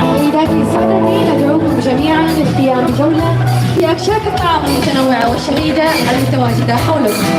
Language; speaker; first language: Arabic; native; Arabic